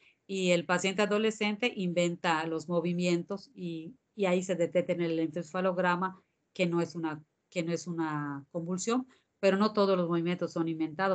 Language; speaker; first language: Spanish; native; Spanish